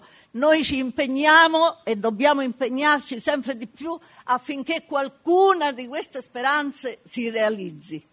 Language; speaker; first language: Italian; native; Italian